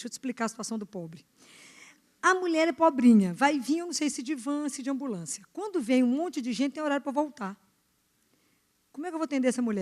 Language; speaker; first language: Portuguese; native; Portuguese